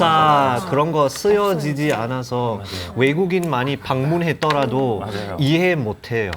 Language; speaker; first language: Korean; non-native, learner; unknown